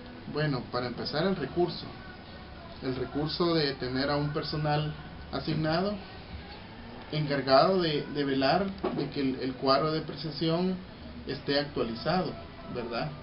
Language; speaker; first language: Spanish; native; Spanish